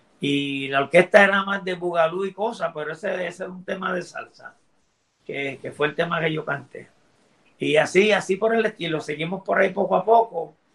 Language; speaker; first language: Spanish; early bilingual, heritage; Spanish